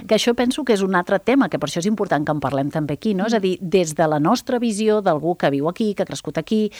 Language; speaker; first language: Catalan; native; Catalan